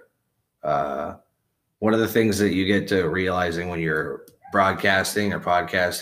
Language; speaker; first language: English; native; English